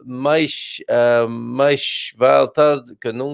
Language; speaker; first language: Portuguese; non-native, learner; English